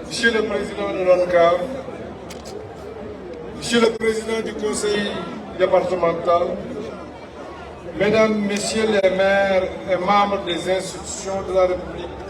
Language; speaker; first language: French; non-native, local second language; Wolof